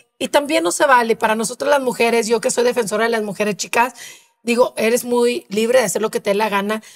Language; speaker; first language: Spanish; native; Spanish